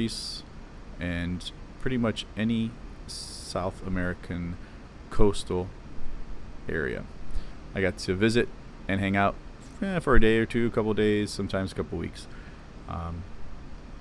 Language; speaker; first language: English; native; English